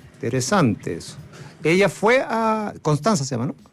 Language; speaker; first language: Spanish; native; Spanish